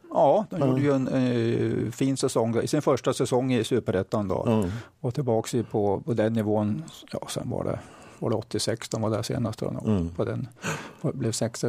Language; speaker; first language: Swedish; native; Swedish